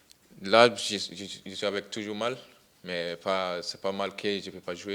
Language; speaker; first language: French; non-native, fluent; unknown